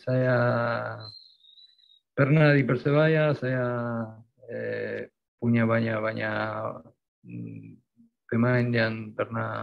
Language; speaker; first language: Indonesian; non-native, fluent; Spanish